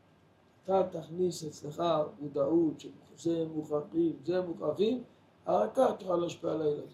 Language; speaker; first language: Hebrew; non-native, fluent; Yiddish